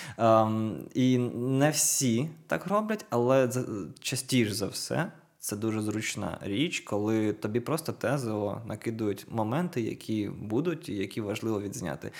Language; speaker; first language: Ukrainian; non-native, local second language; Russian